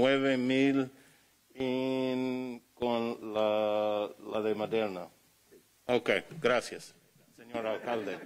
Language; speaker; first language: Spanish; non-native, fluent; English